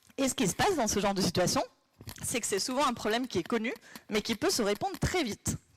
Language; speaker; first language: French; non-native, fluent; Spanish